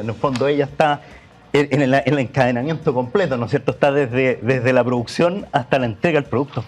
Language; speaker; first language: Spanish; native; Spanish